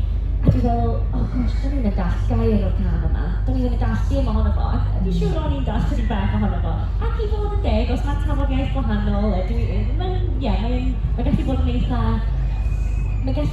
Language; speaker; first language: Welsh; non-native, local second language; English